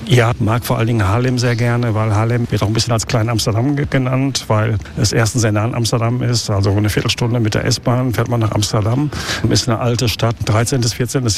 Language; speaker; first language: German; native; German